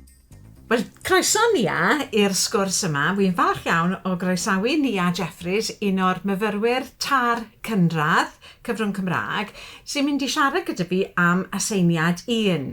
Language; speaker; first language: Welsh; native; Welsh